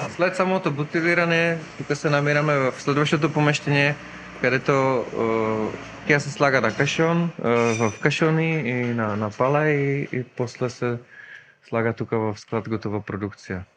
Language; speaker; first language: Bulgarian; non-native, fluent; Czech